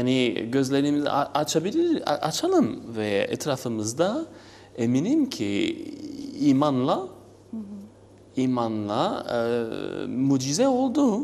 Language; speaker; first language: Turkish; non-native, learner; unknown